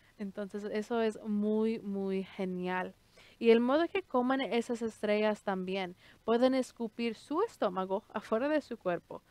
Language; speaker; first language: Spanish; early bilingual, heritage; Spanish